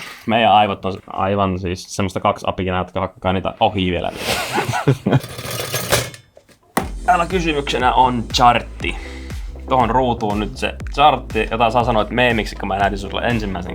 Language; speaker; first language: Finnish; native; Finnish